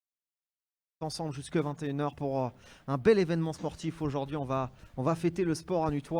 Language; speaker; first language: French; native; French